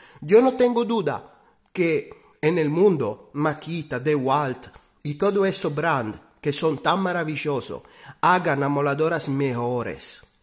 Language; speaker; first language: Spanish; non-native, fluent; Italian